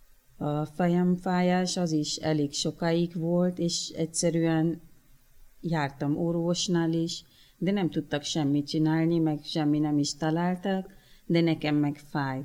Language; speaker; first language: Hungarian; early bilingual, other home language; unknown